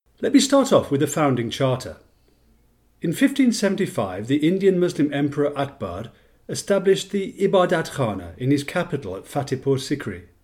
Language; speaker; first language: English; native; English